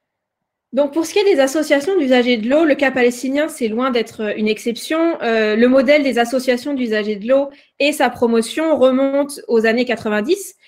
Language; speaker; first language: French; native; French